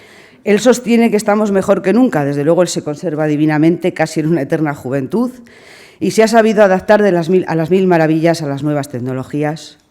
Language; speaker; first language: Spanish; native; Spanish